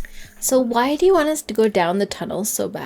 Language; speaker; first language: English; native; English